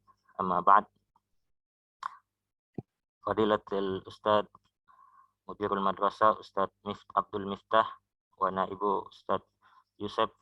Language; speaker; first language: Arabic; non-native, fluent; Indonesian